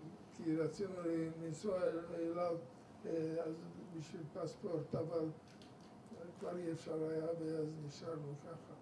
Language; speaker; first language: Hebrew; non-native, fluent; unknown